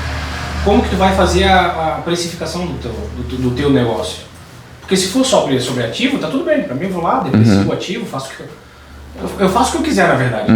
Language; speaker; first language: Portuguese; native; Portuguese